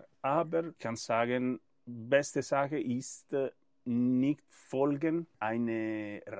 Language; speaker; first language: German; non-native, learner; Italian